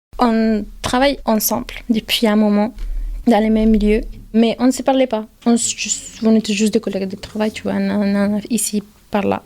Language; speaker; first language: French; non-native, fluent; Spanish